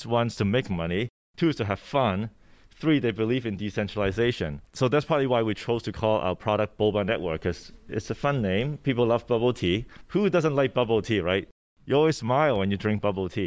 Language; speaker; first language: English; early bilingual, other home language; Cantonese